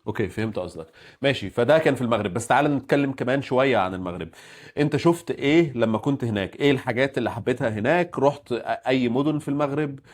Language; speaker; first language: Arabic; native; Arabic